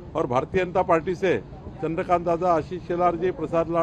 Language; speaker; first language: Hindi; non-native, local second language; Marathi